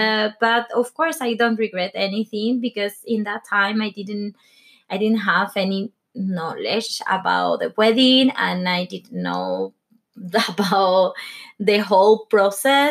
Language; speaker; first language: English; non-native, learner; Spanish